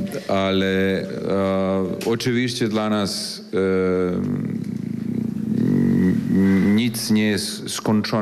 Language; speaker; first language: Polish; non-native, learner; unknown